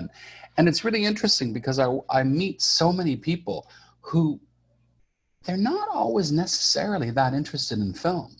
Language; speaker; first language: English; native; English